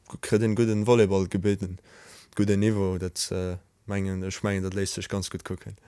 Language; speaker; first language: Luxembourgish; early bilingual, other home language; Polish